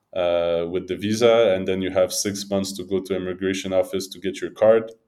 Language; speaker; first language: English; native; English